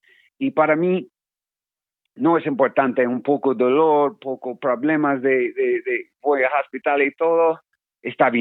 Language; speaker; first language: Spanish; non-native, learner; English